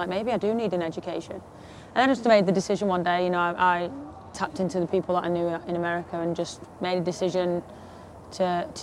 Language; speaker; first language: English; native; English